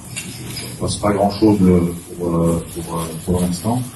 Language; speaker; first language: French; non-native, fluent; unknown